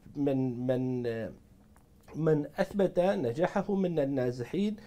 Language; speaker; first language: Arabic; non-native, local second language; Kurdish